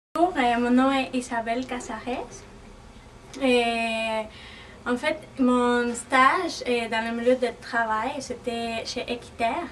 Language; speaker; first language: French; non-native, fluent; Spanish